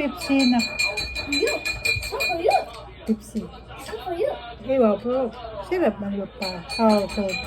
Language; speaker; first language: Arabic; non-native, learner; Filipino